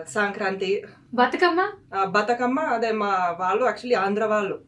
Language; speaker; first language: Telugu; non-native, fluent; Finnish